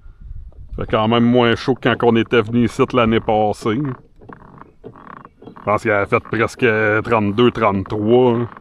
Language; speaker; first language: French; native; French